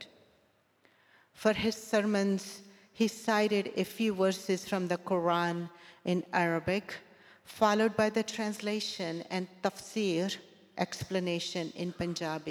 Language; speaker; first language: English; non-native, local second language; Punjabi